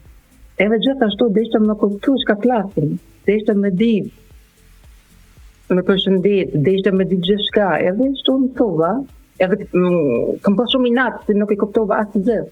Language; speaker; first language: Albanian; non-native, learner; German